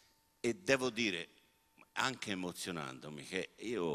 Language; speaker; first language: Italian; native; Italian